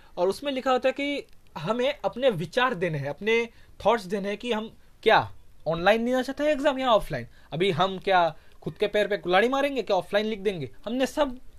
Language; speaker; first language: Hindi; non-native, local second language; Bangla